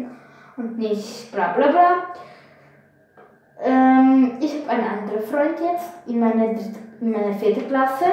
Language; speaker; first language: German; non-native, learner; Bulgarian